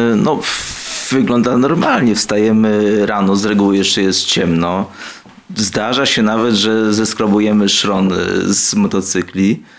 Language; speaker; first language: Polish; native; Polish